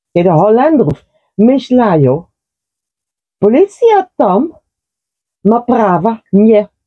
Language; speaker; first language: Polish; non-native, learner; Dutch